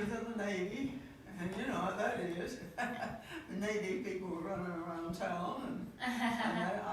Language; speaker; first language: English; native; English